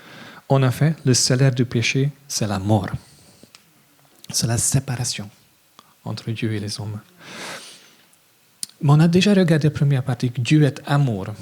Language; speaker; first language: French; non-native, fluent; English